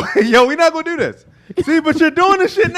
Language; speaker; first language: English; native; English